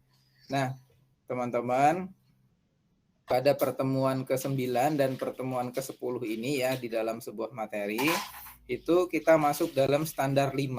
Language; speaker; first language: Indonesian; native; Indonesian